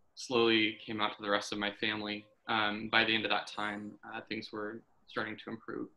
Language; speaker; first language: English; native; English